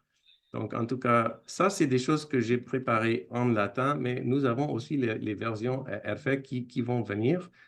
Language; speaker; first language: French; non-native, fluent; English